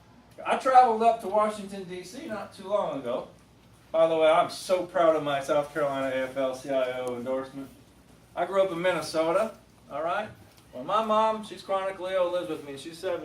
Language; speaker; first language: English; native; English